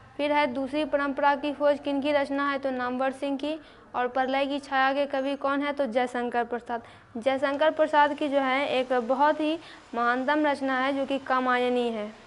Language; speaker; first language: Hindi; native; Hindi